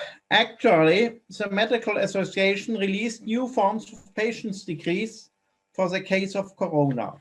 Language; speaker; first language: English; non-native, fluent; German